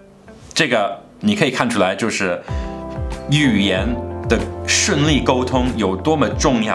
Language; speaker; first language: Chinese; non-native, fluent; English